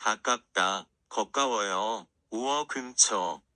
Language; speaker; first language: Korean; non-native, learner; Filipino